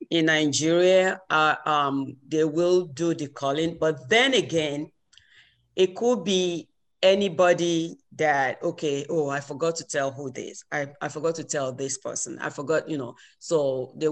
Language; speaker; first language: English; non-native, local second language; Yoruba